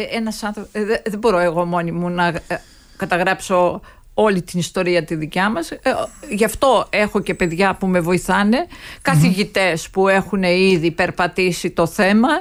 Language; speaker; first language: Greek; early bilingual, heritage; Greek